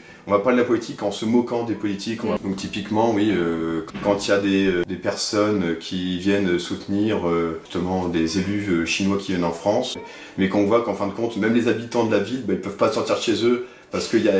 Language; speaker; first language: French; native; French